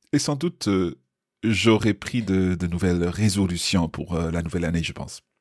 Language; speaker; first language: French; non-native, fluent; English